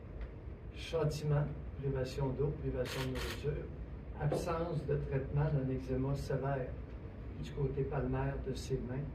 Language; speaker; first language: French; native; French